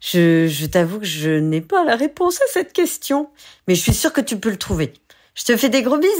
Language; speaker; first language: French; native; French